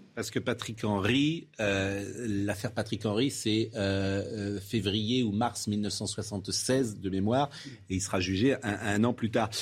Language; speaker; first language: French; native; French